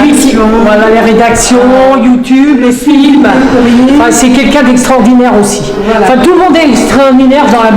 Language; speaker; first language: French; native; French